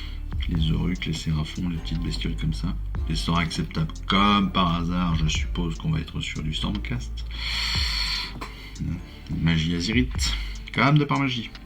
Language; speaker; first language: French; native; French